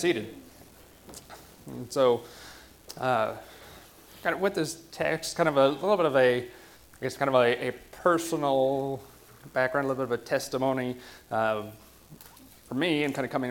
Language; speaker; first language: English; native; English